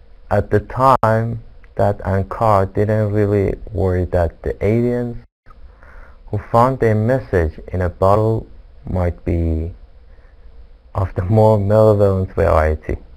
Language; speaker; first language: English; non-native, fluent; Persian